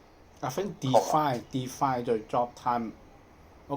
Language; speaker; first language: English; non-native, learner; Cantonese